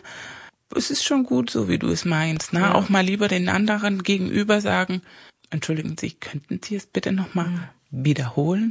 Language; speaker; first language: German; non-native, fluent; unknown